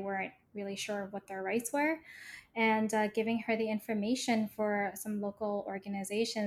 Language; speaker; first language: English; native; English